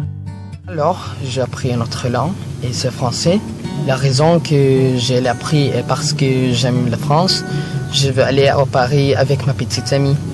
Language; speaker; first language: French; non-native, learner; Filipino